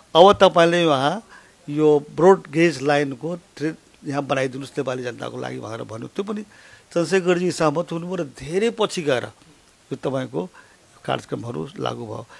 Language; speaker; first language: Nepali; non-native, local second language; Maithili